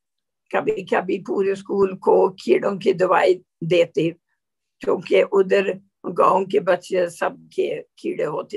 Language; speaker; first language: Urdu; non-native, learner; Swedish